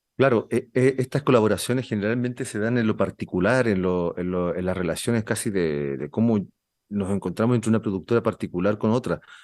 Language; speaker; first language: Spanish; native; Spanish